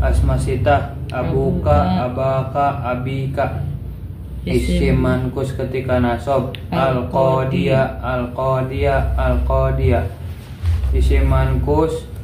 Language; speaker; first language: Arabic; non-native, learner; Indonesian